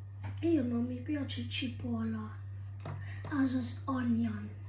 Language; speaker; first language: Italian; early bilingual, other home language; Filipino